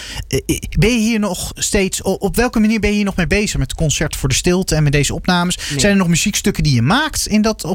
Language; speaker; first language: Dutch; native; Dutch